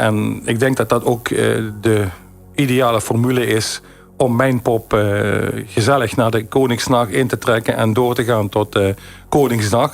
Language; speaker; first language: Dutch; native; Dutch